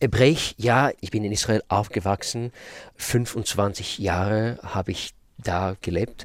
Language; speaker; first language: German; non-native, fluent; Russian